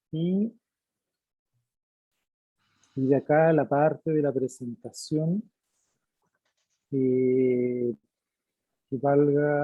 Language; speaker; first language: Spanish; native; Spanish